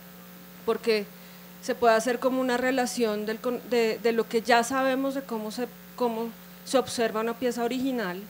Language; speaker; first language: Spanish; native; Spanish